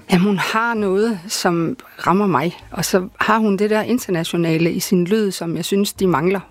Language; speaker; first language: Danish; native; Danish